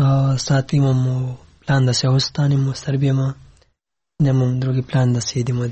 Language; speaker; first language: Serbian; non-native, learner; Pashto